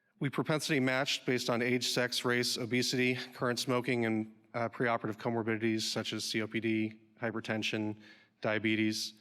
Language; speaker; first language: English; native; English